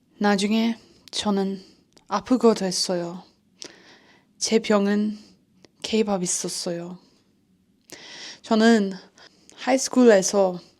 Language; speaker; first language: Korean; non-native, learner; Turkish